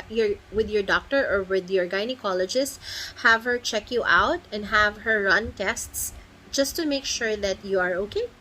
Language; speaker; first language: English; non-native, local second language; Filipino